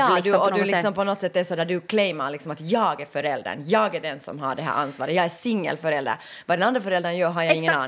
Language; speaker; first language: Swedish; native; Swedish